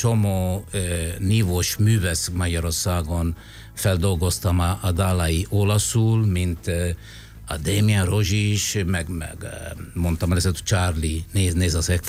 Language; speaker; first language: Hungarian; non-native, fluent; Italian